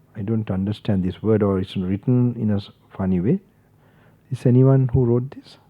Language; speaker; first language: English; non-native, local second language; Sinhala